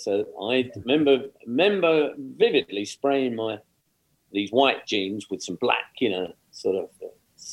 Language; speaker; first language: English; native; English